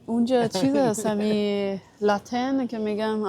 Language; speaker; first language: Persian; native; Persian